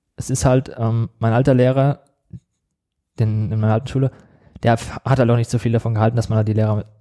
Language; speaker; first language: German; native; German